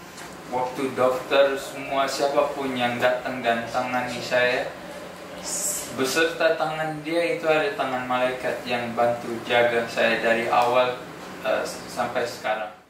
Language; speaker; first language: Indonesian; non-native, fluent; English